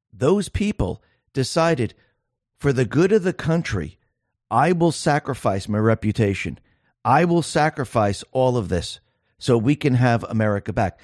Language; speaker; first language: English; native; English